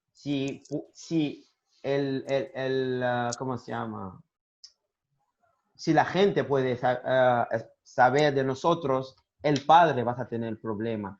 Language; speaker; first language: Spanish; non-native, learner; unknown